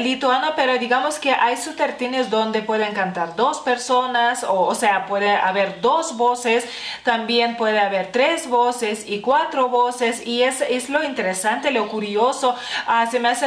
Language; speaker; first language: Spanish; non-native, fluent; Lithuanian